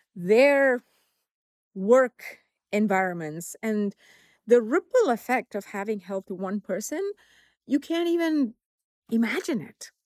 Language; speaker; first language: English; non-native, local second language; Tamil